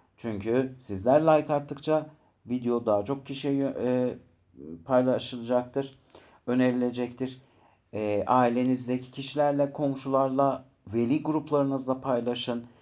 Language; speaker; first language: Turkish; native; Turkish